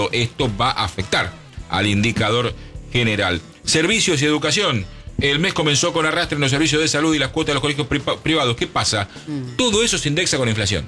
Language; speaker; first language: Spanish; native; Spanish